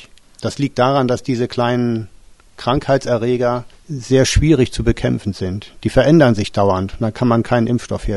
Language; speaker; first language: German; native; German